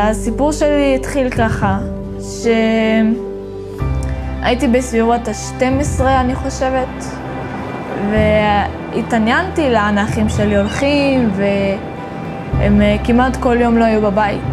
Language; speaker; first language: Hebrew; early bilingual, other home language; Russian